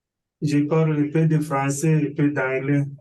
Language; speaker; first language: French; non-native, learner; Swahili